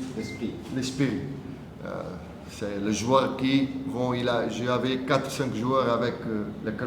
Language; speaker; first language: French; non-native, fluent; Portuguese